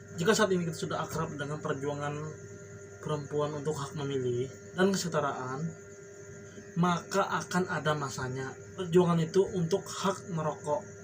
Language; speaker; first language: Indonesian; non-native, local second language; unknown